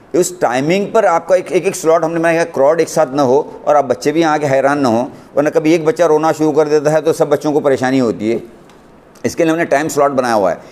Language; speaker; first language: Hindi; non-native, local second language; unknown